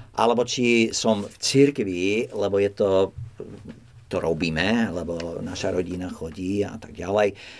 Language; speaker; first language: Slovak; non-native, fluent; English